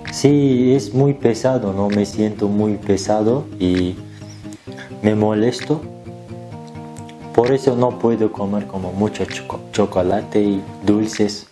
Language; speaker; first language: Spanish; non-native, learner; Turkish